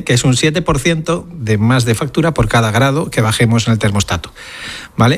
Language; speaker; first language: Spanish; native; Spanish